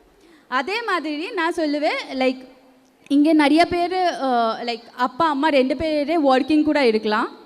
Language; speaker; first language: Tamil; non-native, local second language; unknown